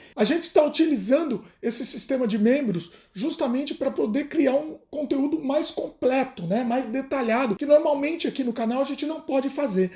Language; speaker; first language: Portuguese; native; Portuguese